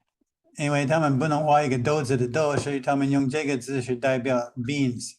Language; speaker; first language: Chinese; non-native, fluent; English